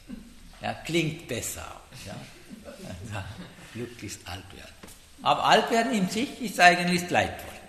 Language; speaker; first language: German; non-native, learner; Sinhala